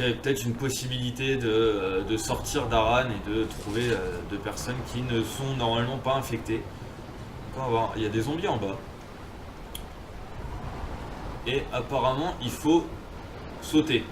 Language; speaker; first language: French; native; French